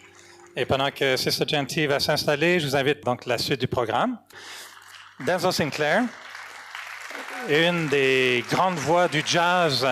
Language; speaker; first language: French; native; French